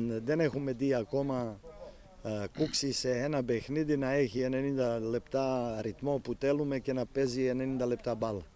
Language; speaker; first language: Greek; non-native, fluent; Serbian